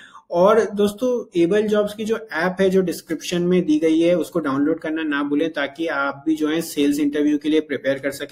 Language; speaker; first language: Hindi; native; Hindi